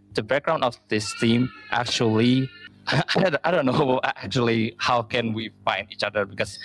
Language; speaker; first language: English; non-native, fluent; Indonesian